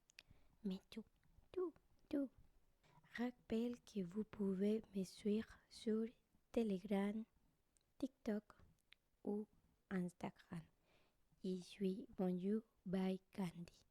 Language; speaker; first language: French; non-native, learner; Spanish